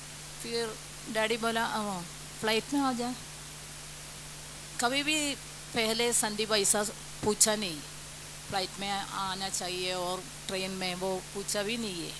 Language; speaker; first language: Hindi; non-native, local second language; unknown